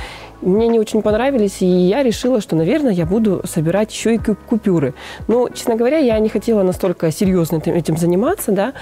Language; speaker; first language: Russian; native; Russian